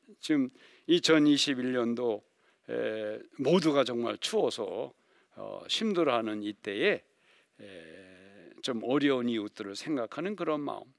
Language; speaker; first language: Korean; native; Korean